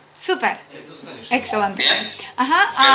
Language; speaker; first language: Spanish; non-native, learner; Czech